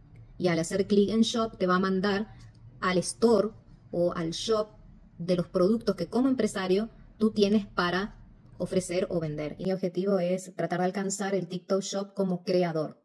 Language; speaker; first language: Spanish; native; Spanish